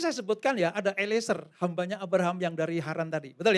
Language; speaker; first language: Indonesian; native; Indonesian